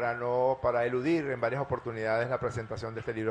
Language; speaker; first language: Spanish; native; Spanish